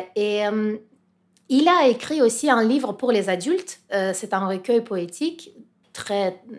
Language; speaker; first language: French; non-native, fluent; Russian